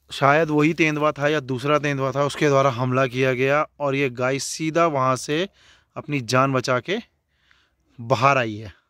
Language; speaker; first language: Hindi; non-native, local second language; Garhwali